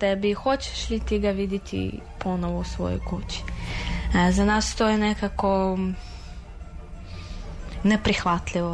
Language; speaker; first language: Serbian; non-native, fluent; Russian